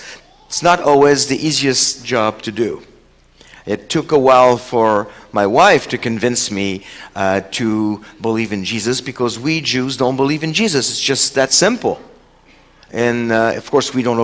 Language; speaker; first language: English; non-native, fluent; French